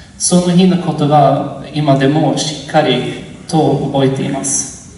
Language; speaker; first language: Japanese; non-native, learner; Swedish